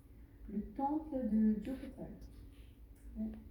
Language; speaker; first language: French; non-native, learner; Arabic